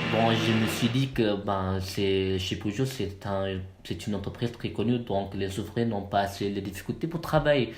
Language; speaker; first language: French; non-native, learner; Malay